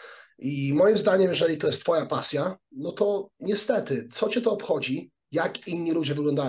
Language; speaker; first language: Polish; early bilingual, heritage; Polish